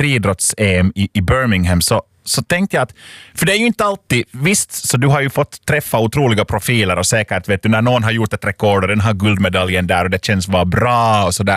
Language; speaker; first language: Swedish; native; Swedish